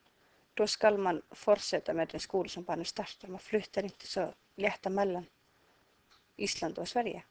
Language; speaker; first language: Swedish; non-native, learner; Icelandic